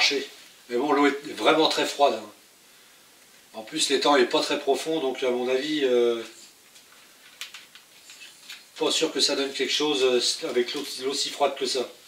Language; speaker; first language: French; native; French